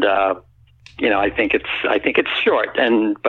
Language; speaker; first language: English; native; English